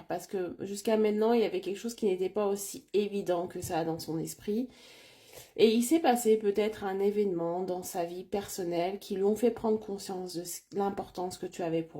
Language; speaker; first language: French; native; French